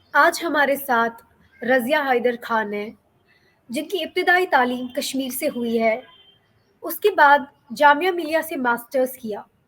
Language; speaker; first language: Hindi; native; Hindi